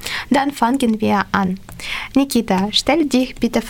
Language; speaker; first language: German; non-native, learner; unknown